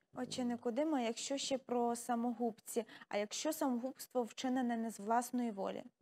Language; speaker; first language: Ukrainian; native; Ukrainian